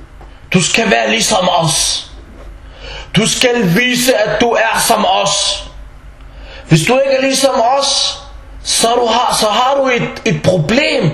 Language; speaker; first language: Danish; early bilingual, other home language; Arabic